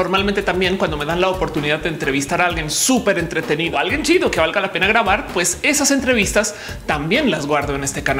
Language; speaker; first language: Spanish; native; Spanish